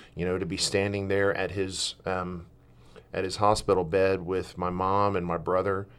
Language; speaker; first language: English; native; English